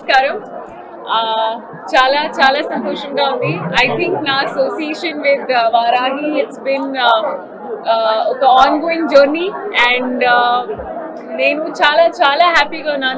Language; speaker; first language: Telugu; non-native, learner; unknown